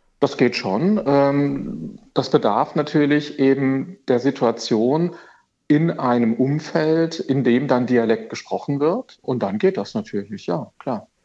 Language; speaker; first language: German; native; German